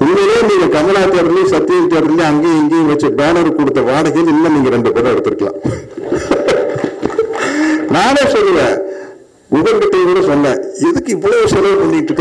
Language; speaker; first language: Tamil; native; Tamil